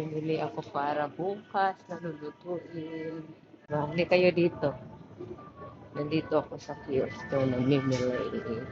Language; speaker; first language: Filipino; non-native, local second language; Cebuano